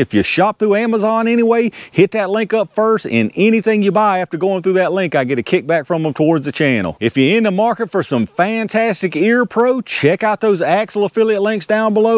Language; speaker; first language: English; native; English